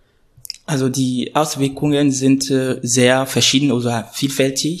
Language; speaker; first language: German; non-native, fluent; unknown